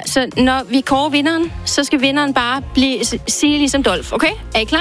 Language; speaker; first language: Danish; native; Danish